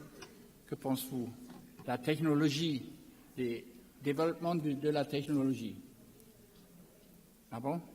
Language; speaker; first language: French; non-native, learner; German